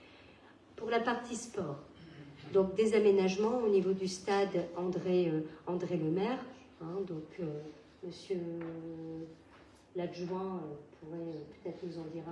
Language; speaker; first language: French; native; French